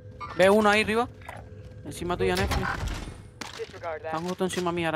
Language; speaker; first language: Spanish; native; Spanish